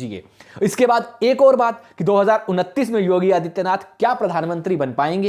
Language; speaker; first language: Hindi; native; Hindi